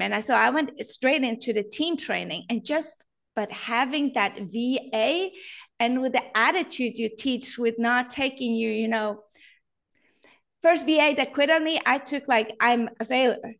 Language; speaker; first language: English; non-native, fluent; Norwegian